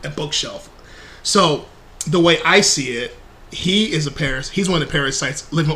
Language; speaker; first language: English; native; English